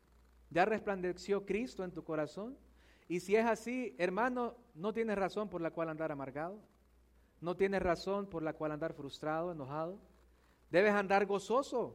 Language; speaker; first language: Spanish; native; Spanish